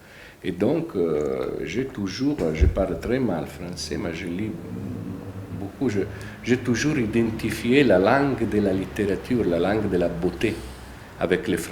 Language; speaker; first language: French; non-native, fluent; Italian